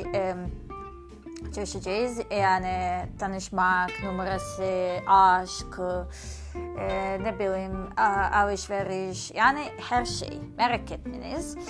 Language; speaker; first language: Turkish; non-native, learner; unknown